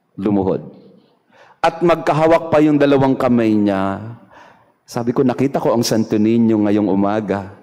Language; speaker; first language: Filipino; non-native, local second language; Bikol